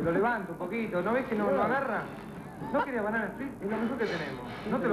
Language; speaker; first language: Spanish; native; Spanish